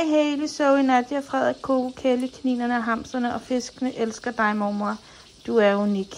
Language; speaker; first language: Danish; native; Danish